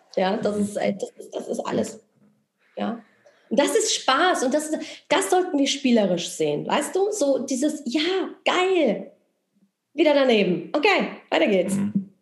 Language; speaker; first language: German; non-native, fluent; Polish